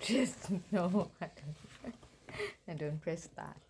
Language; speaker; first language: English; non-native, learner; Thai